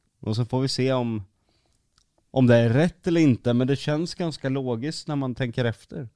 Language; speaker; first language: Swedish; native; Swedish